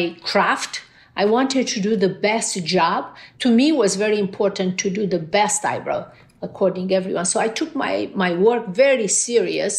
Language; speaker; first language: English; non-native, fluent; Romanian